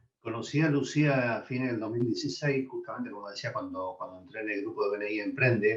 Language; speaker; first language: Spanish; native; Spanish